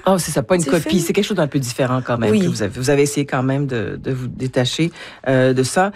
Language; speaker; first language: French; native; French